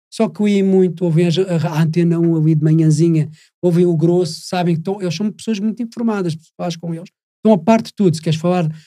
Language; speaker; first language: Portuguese; native; Portuguese